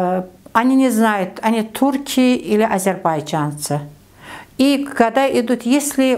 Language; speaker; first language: Russian; non-native, learner; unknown